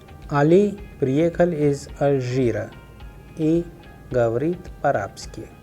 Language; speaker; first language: Russian; non-native, fluent; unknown